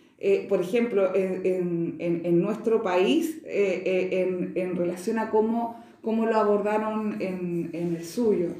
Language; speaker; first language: Spanish; native; Spanish